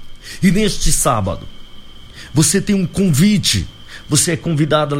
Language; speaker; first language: Portuguese; native; Portuguese